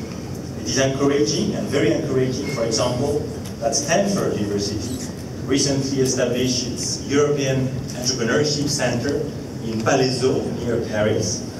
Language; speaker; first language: English; non-native, fluent; French